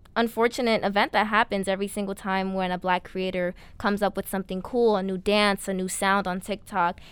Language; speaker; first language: English; native; English